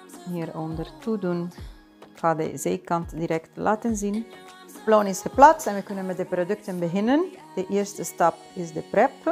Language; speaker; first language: Dutch; non-native, fluent; Spanish